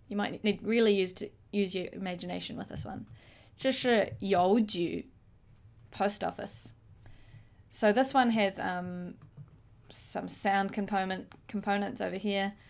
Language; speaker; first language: English; native; English